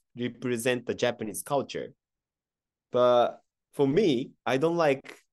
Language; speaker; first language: English; non-native, fluent; Japanese